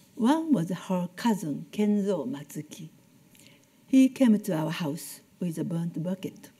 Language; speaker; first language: English; non-native, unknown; Japanese